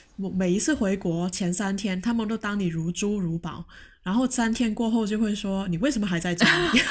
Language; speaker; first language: Chinese; non-native, local second language; Cantonese